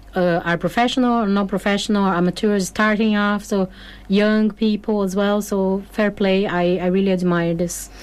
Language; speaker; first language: English; non-native, fluent; Portuguese